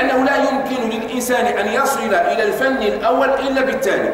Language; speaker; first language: Arabic; native; Arabic